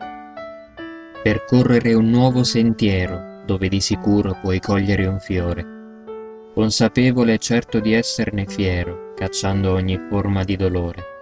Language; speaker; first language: Italian; native; Italian